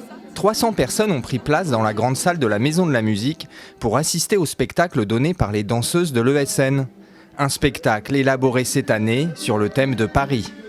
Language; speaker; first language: French; native; French